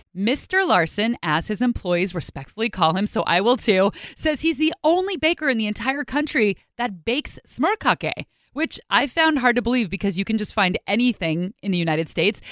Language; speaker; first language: English; native; English